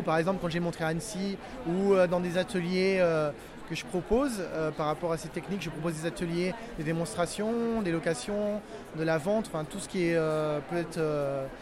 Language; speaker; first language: French; native; French